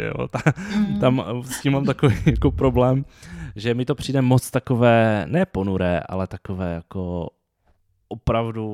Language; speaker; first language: Czech; native; Czech